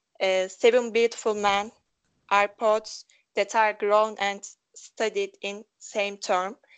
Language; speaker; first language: English; non-native, local second language; Turkish